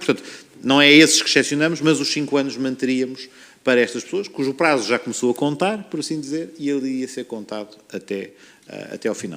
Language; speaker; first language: Portuguese; native; Portuguese